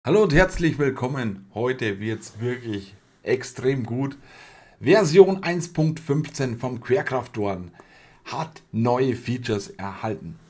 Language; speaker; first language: German; native; German